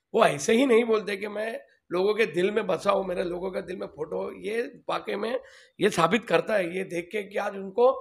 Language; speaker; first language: Hindi; non-native, local second language; Telugu